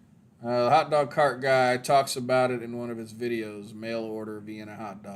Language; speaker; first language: English; native; English